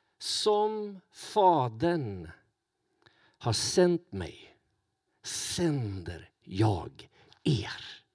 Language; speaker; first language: Swedish; native; Swedish